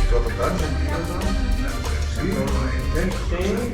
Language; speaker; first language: Spanish; non-native, learner; English